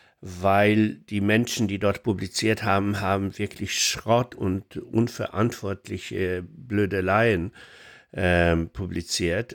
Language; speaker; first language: German; non-native, fluent; Polish